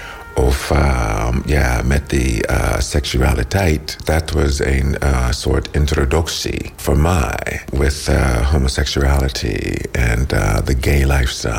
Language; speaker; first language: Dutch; non-native, learner; English